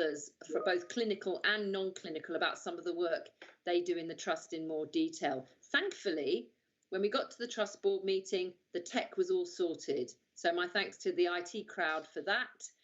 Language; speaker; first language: English; native; English